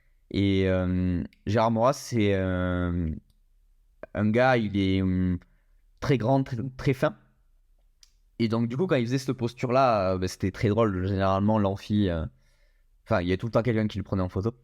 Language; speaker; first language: French; native; French